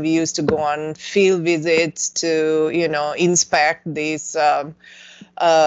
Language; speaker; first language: English; non-native, local second language; Sinhala